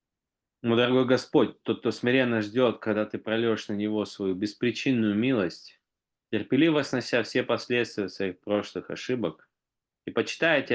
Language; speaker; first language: Russian; native; Russian